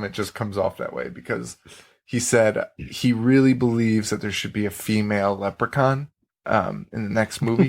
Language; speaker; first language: English; native; English